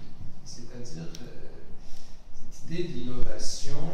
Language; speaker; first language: French; native; French